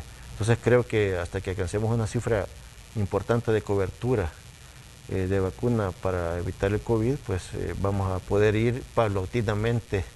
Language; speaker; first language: Spanish; native; Spanish